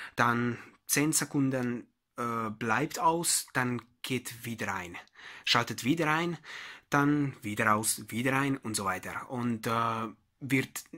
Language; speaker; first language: German; non-native, fluent; Hungarian